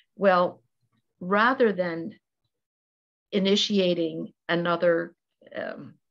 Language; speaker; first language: English; native; English